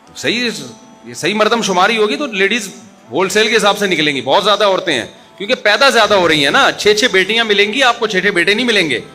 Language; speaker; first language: Urdu; native; Urdu